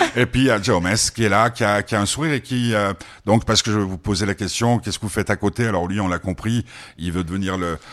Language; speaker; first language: French; native; French